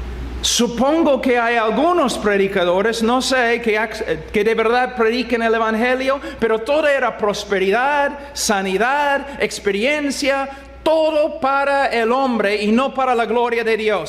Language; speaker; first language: Spanish; non-native, fluent; English